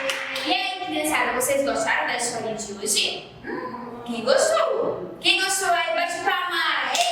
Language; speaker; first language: Portuguese; native; Portuguese